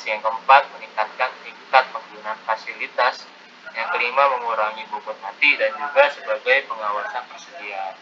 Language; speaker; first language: Indonesian; native; Indonesian